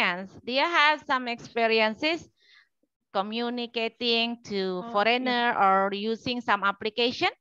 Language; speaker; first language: English; non-native, learner; Indonesian